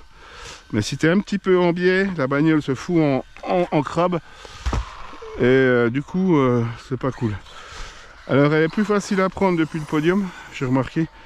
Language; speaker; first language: French; native; French